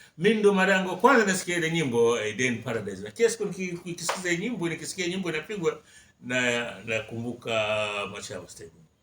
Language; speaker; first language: Swahili; native; Swahili